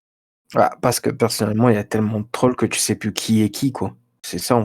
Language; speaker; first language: French; native; French